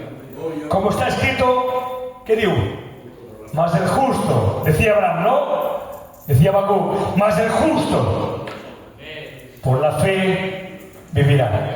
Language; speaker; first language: Spanish; native; Spanish